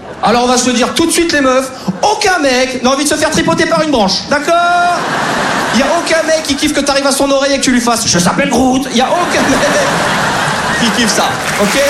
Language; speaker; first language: French; native; French